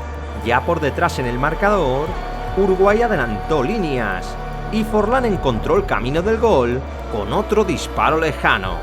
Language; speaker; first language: Spanish; native; Spanish